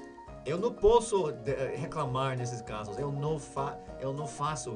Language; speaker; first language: Portuguese; non-native, learner; English